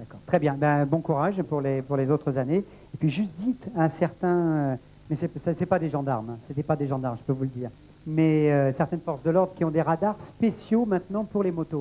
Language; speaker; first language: French; native; French